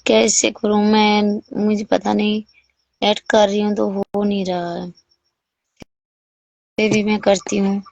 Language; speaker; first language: Hindi; non-native, local second language; Bangla